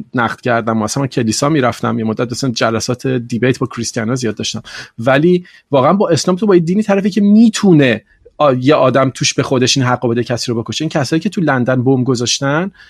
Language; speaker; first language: Persian; non-native, local second language; Kurdish